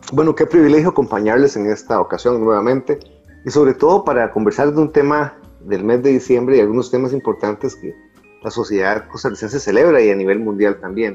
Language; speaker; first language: Spanish; native; Spanish